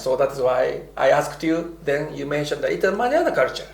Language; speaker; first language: English; non-native, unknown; Japanese